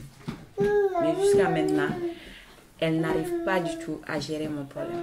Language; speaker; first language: French; non-native, fluent; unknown